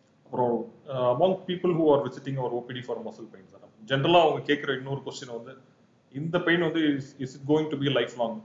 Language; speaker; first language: English; non-native, local second language; Tamil